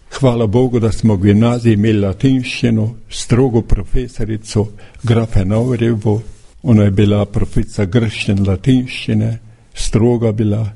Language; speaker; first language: Slovenian; native; Slovenian